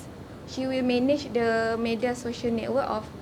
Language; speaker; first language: English; non-native, learner; Malay